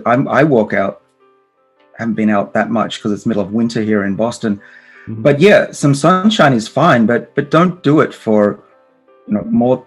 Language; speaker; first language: English; native; English